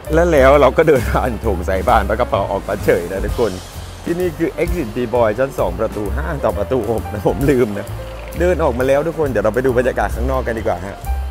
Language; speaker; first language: Thai; native; Thai